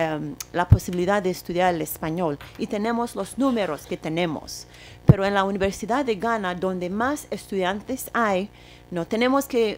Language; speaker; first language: Spanish; non-native, fluent; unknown